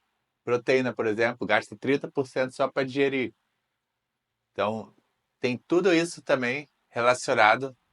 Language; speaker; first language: Portuguese; native; Portuguese